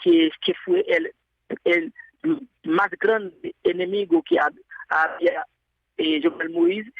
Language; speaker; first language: Spanish; non-native, fluent; Haitian Creole